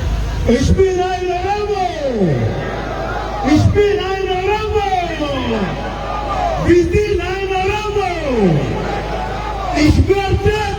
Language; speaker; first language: German; non-native, learner; Oromo